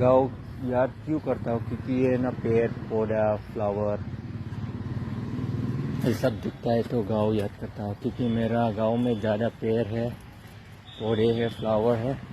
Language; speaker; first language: Hindi; non-native, local second language; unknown